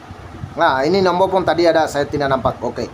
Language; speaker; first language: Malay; non-native, learner; Bangla